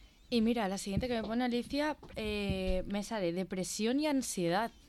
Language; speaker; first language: Spanish; native; Spanish